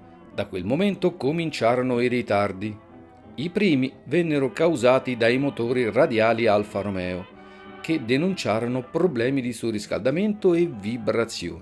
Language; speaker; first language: Italian; native; Italian